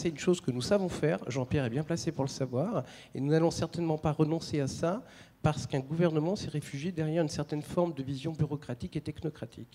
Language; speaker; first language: French; native; French